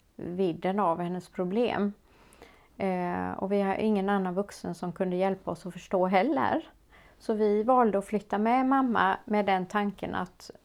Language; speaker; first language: Swedish; native; Swedish